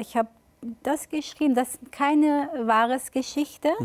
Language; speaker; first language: German; early bilingual, other home language; Turkish